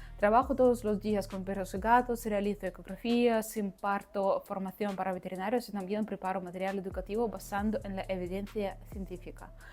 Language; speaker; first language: Spanish; non-native, fluent; Russian